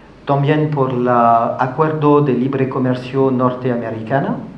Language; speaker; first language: Spanish; non-native, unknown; French